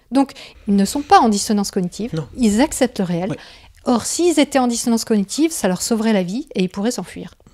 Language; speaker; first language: French; native; French